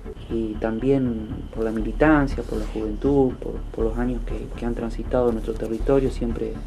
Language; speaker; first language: Spanish; native; Spanish